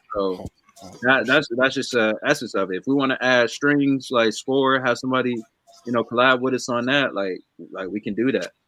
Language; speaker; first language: English; native; English